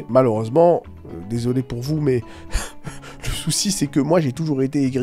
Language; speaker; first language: French; native; French